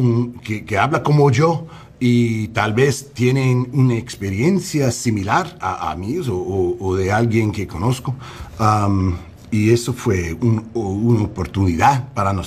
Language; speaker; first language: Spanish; non-native, learner; English